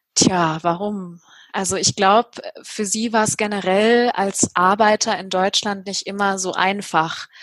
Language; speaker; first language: German; native; German